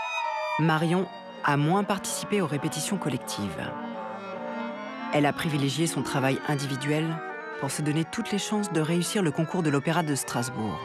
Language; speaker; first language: French; native; French